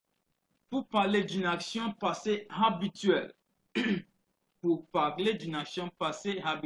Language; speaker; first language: French; non-native, fluent; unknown